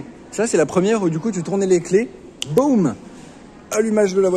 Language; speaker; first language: French; native; French